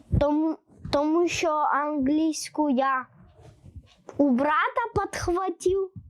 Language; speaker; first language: Ukrainian; non-native, local second language; Russian